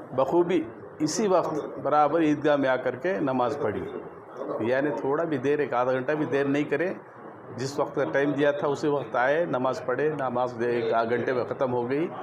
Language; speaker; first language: Urdu; native; Urdu